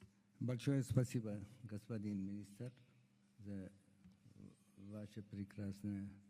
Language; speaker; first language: Russian; non-native, fluent; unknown